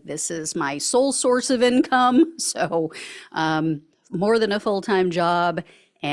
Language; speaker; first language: English; native; English